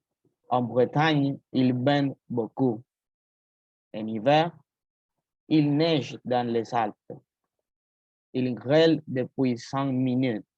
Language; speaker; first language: French; non-native, learner; Spanish